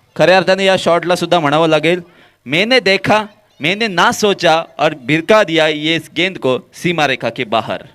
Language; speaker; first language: Hindi; non-native, local second language; Marathi